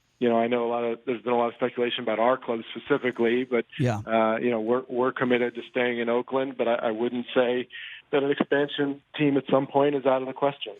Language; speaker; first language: English; native; English